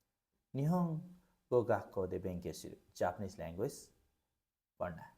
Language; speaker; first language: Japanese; non-native, fluent; Nepali